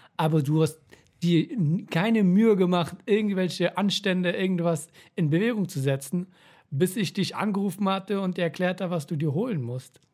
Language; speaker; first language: German; early bilingual, other home language; Persian